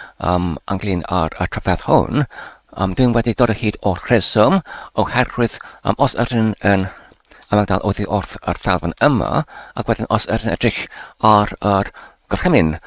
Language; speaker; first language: Welsh; non-native, learner; English